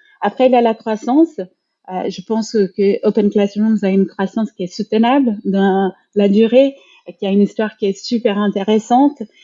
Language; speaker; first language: French; non-native, fluent; Portuguese